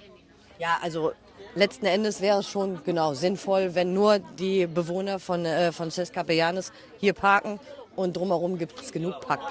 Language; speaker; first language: German; native; German